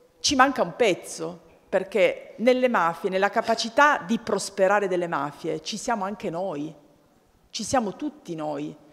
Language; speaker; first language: Italian; native; Italian